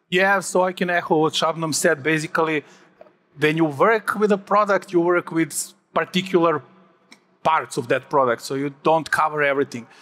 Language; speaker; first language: English; non-native, fluent; Serbian